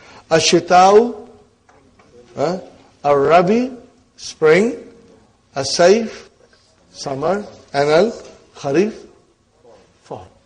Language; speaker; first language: Arabic; non-native, fluent; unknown